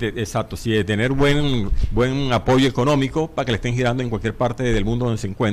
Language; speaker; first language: Spanish; native; Spanish